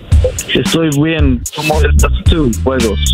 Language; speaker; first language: Spanish; early bilingual, heritage; English